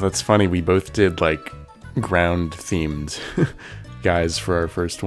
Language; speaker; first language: English; native; English